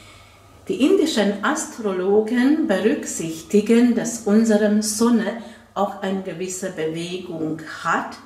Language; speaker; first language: German; non-native, fluent; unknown